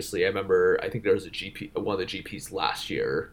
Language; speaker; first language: English; native; English